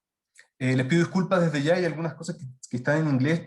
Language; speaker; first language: Spanish; native; Spanish